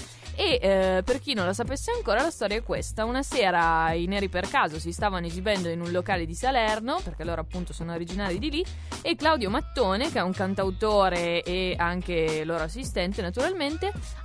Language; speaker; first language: Italian; native; Italian